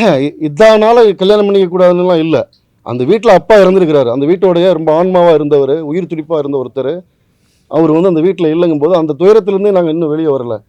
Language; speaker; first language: Tamil; native; Tamil